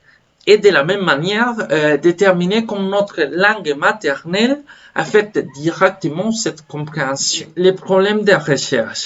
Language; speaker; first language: French; non-native, fluent; Spanish